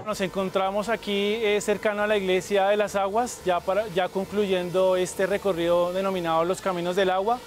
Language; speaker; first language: Spanish; native; Spanish